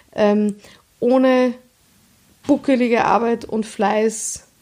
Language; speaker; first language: German; native; German